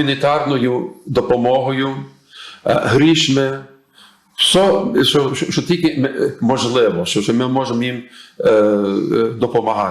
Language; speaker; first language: Ukrainian; early bilingual, heritage; English